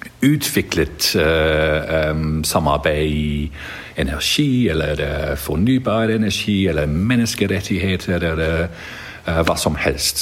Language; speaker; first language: Norwegian; non-native, learner; English